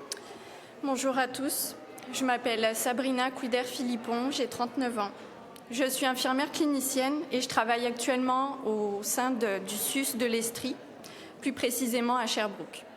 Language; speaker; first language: French; native; French